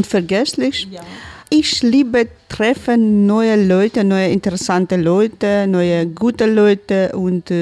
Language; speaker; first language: German; non-native, learner; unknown